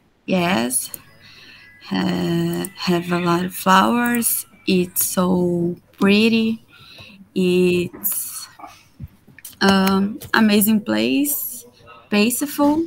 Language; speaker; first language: English; non-native, learner; Portuguese